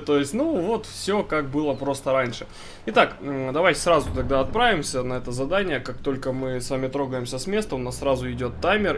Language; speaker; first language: Russian; native; Russian